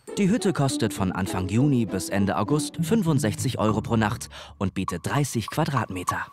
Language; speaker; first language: German; native; German